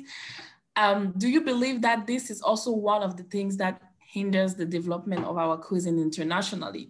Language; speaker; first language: English; non-native, local second language; French